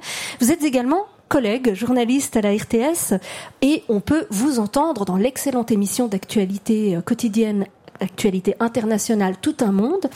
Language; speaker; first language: French; native; French